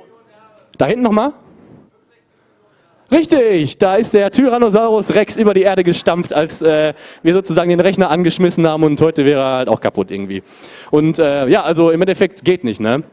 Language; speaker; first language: German; native; German